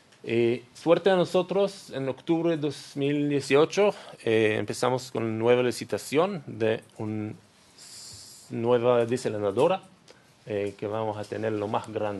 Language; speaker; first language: Spanish; non-native, learner; Hebrew